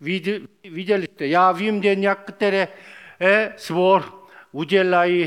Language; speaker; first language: Czech; non-native, learner; Korean